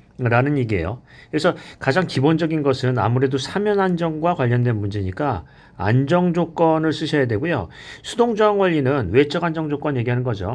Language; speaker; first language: Korean; native; Korean